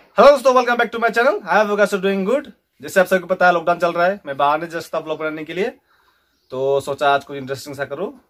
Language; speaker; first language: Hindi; non-native, local second language; Nepali